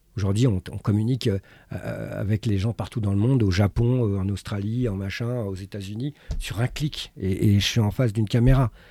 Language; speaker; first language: French; early bilingual, other home language; Arabic